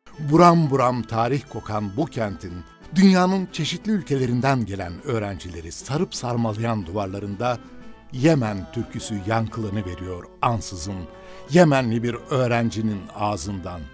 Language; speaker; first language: Turkish; native; Turkish